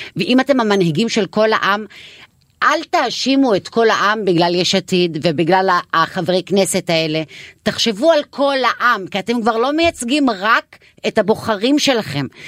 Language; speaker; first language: Hebrew; non-native, local second language; Arabic